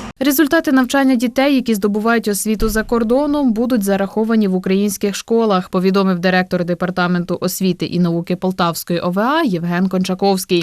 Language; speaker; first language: Ukrainian; native; Ukrainian